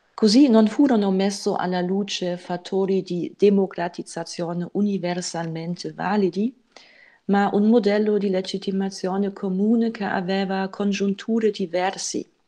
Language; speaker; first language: Italian; non-native, fluent; German